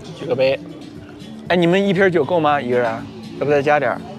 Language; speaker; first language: Chinese; native; Chinese